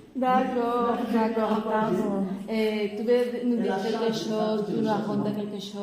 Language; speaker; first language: French; non-native, fluent; Spanish